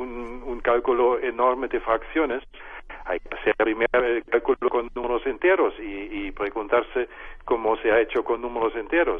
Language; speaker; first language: Spanish; non-native, fluent; German